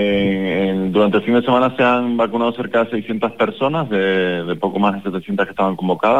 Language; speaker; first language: Spanish; native; Spanish